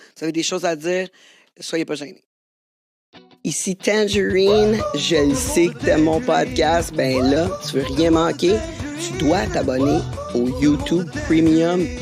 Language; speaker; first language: French; native; French